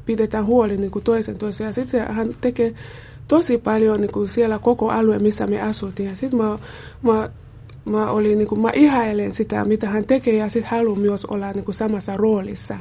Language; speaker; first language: Finnish; non-native, fluent; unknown